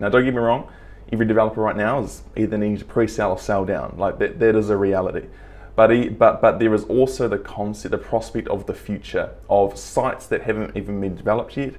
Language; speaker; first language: English; native; English